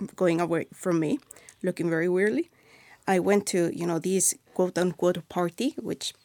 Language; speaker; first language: English; non-native, fluent; Spanish